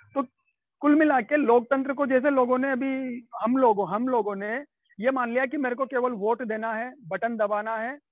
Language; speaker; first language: Hindi; native; Hindi